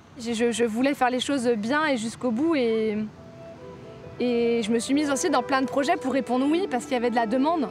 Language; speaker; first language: French; native; French